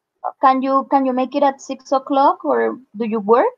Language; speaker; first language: English; non-native, fluent; Spanish